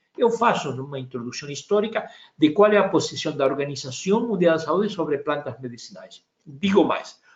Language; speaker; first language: Portuguese; non-native, fluent; Spanish